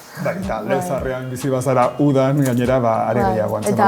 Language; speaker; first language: Basque; native; Basque